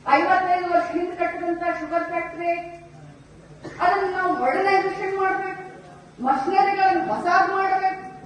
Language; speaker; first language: Kannada; native; Kannada